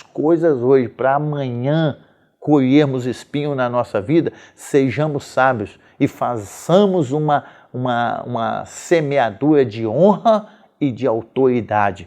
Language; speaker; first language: Portuguese; native; Portuguese